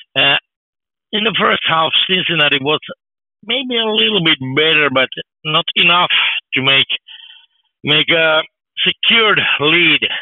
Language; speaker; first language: English; non-native, fluent; Finnish